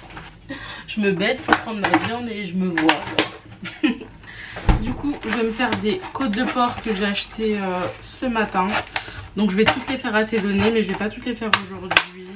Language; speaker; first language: French; native; French